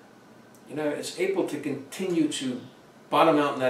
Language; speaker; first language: English; native; English